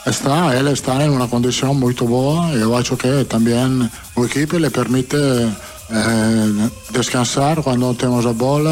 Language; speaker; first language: Portuguese; non-native, fluent; Italian